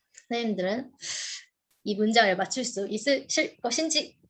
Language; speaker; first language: Korean; native; Korean